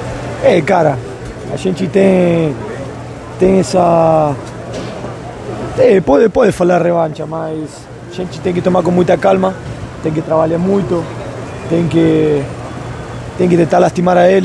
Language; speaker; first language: Portuguese; non-native, learner; Spanish